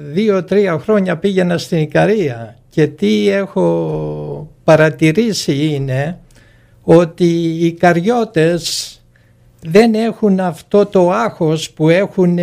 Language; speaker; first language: Greek; early bilingual, other home language; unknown